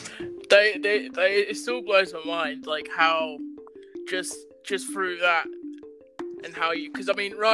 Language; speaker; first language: English; native; English